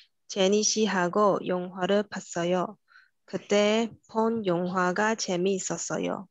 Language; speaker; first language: Korean; non-native, learner; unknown